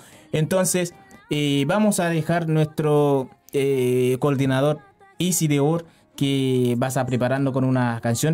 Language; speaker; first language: Spanish; non-native, learner; Haitian Creole